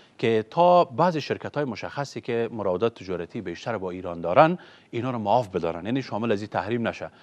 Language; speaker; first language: Persian; native; Persian